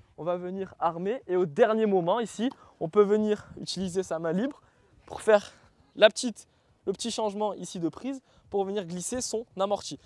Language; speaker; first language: French; native; French